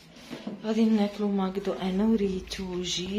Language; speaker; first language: Arabic; native; Arabic